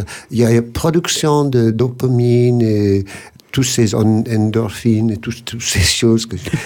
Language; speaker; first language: French; non-native, fluent; English